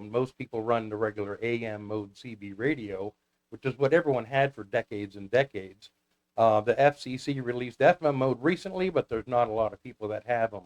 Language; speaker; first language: English; native; English